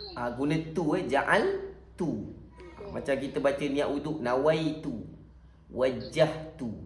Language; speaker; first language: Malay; native; Malay